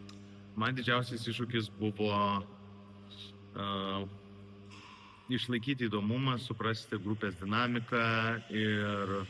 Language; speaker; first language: Lithuanian; native; Lithuanian